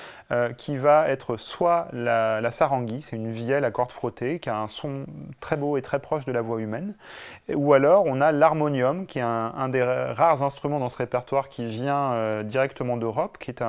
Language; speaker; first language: French; native; French